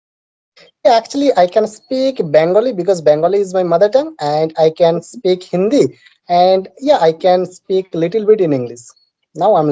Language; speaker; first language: English; non-native, learner; Bangla